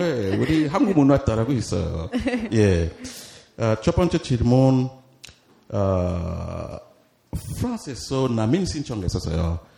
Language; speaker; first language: Korean; non-native, learner; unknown